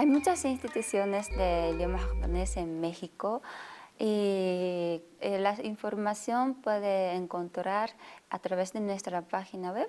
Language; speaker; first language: Spanish; non-native, fluent; Japanese